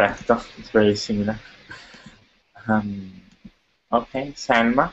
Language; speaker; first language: English; non-native, fluent; Italian